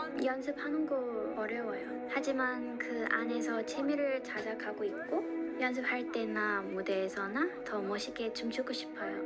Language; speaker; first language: Korean; non-native, learner; Thai